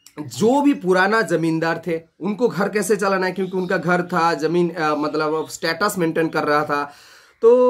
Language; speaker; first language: Hindi; non-native, local second language; Bangla